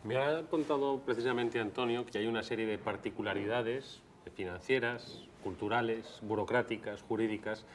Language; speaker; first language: Spanish; native; Spanish